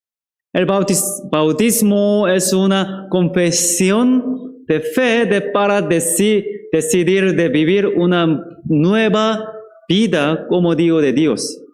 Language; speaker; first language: Spanish; non-native, fluent; Korean